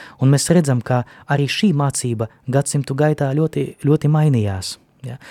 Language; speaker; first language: Latvian; non-native, local second language; Russian